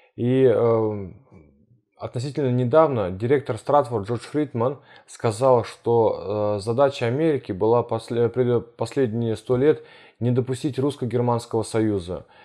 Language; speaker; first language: Russian; early bilingual, heritage; Russian